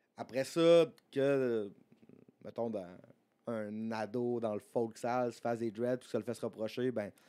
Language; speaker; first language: French; native; French